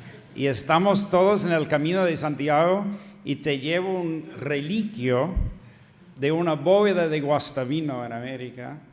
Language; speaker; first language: Spanish; non-native, fluent; English